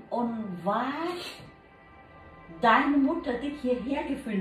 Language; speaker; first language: German; non-native, learner; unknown